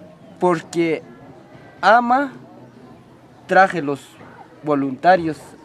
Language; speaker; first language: Spanish; non-native, local second language; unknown